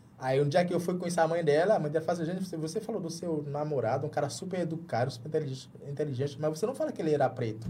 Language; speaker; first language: Portuguese; non-native, fluent; Jamaican Creole English